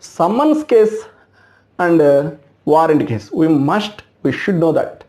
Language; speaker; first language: English; non-native, local second language; Telugu